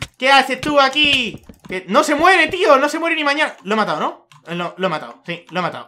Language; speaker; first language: Spanish; native; Spanish